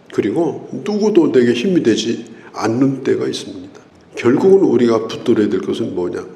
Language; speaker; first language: Korean; native; Korean